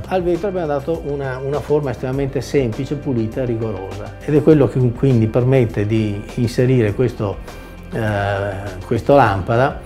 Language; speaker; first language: Italian; native; Italian